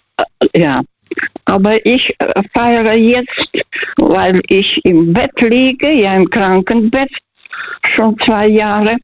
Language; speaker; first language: German; non-native, fluent; Russian